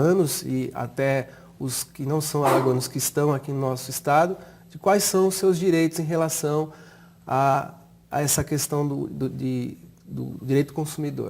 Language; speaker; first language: Portuguese; native; Portuguese